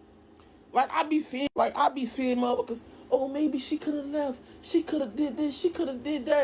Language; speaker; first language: English; native; English